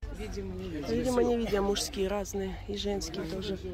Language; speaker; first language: Russian; native; Russian